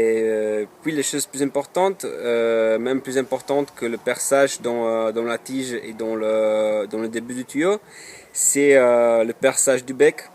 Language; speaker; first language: French; non-native, fluent; Polish